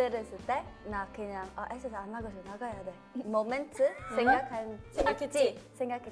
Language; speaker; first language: Korean; non-native, fluent; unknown